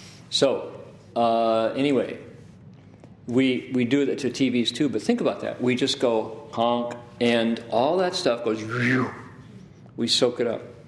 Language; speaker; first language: English; native; English